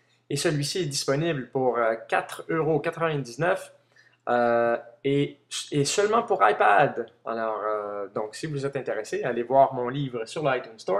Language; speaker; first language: French; native; French